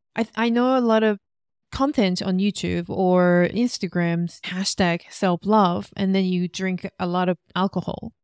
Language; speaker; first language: English; non-native, fluent; Korean